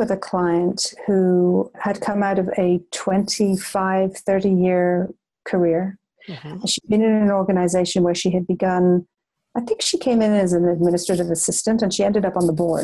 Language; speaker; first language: English; native; English